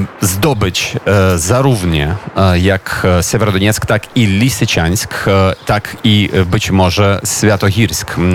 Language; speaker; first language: Polish; non-native, fluent; Ukrainian